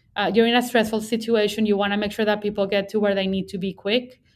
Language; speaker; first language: English; non-native, fluent; Spanish